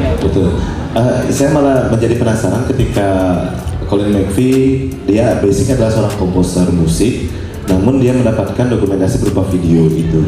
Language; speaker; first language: Indonesian; native; Indonesian